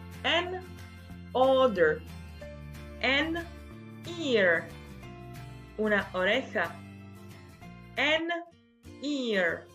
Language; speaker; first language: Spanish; non-native, fluent; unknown